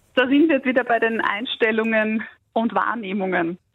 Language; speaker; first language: German; native; German